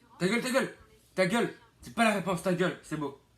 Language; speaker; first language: French; native; French